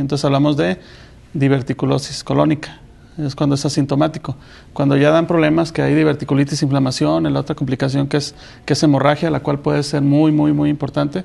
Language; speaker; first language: Spanish; native; Spanish